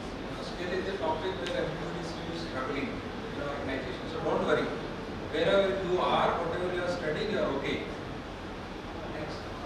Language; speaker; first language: English; non-native, local second language; Hindi